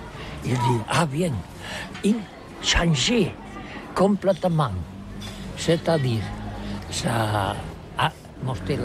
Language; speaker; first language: French; non-native, learner; Catalan